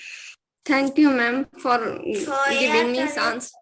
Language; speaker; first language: English; non-native, learner; Bangla